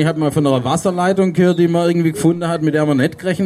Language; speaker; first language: German; native; German